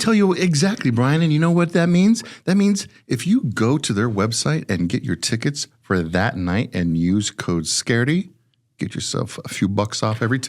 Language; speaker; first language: English; native; English